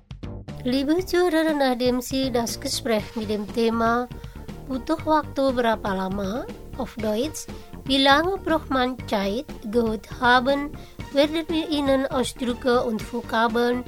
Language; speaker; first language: German; non-native, learner; Indonesian